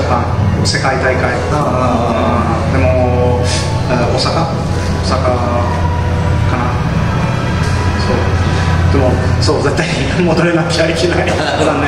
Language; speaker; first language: Japanese; non-native, learner; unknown